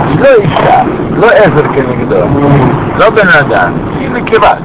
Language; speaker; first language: Hebrew; non-native, fluent; Russian